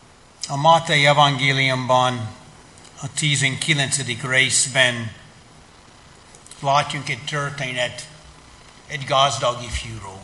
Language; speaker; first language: Hungarian; non-native, fluent; English